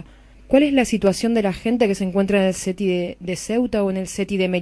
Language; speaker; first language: Spanish; native; Spanish